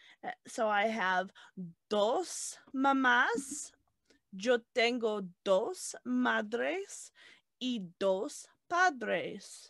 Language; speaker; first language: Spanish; non-native, learner; English